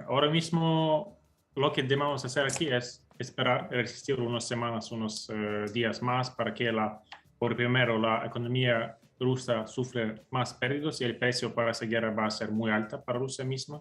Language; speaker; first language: Spanish; non-native, fluent; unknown